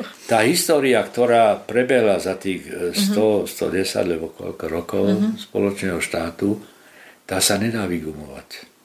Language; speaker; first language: Slovak; non-native, local second language; Hungarian